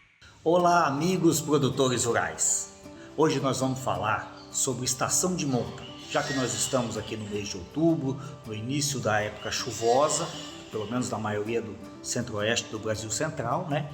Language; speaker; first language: Portuguese; native; Portuguese